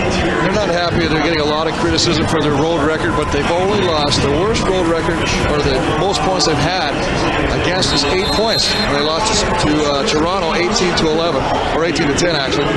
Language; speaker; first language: English; native; English